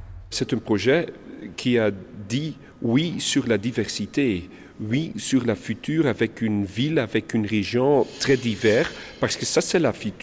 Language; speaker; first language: French; non-native, local second language; Dutch